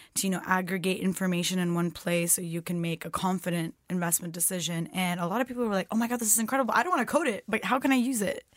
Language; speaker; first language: English; non-native, fluent; Turkish